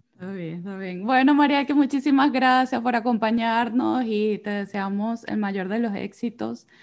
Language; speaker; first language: Spanish; native; Spanish